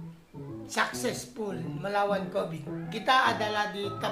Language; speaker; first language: Indonesian; non-native, fluent; Filipino